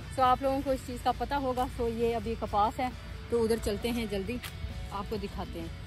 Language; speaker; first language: Urdu; non-native, local second language; Punjabi